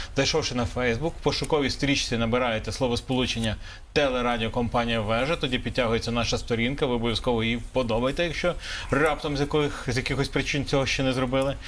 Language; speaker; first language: Ukrainian; native; Ukrainian